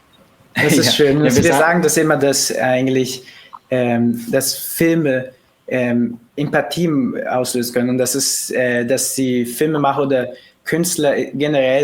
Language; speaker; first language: German; early bilingual, heritage; Portuguese